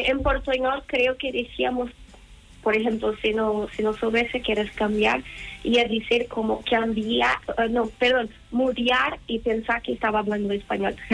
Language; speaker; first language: Spanish; non-native, learner; Portuguese